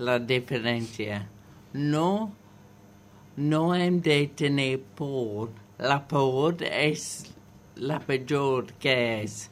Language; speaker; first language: Catalan; non-native, learner; English